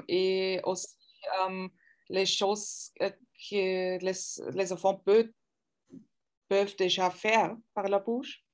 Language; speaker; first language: French; non-native, fluent; German